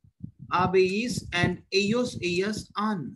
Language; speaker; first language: Spanish; non-native, learner; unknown